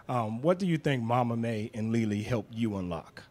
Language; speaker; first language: English; non-native, fluent; French